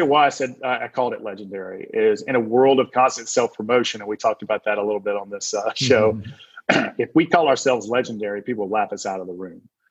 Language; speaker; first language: English; native; English